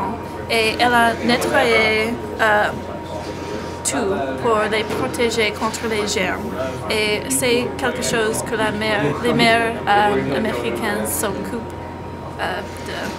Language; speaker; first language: French; non-native, learner; English